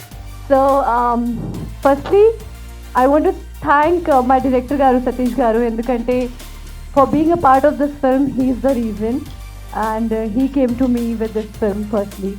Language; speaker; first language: Telugu; non-native, fluent; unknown